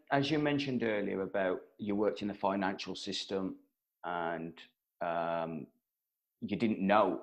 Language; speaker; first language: English; native; English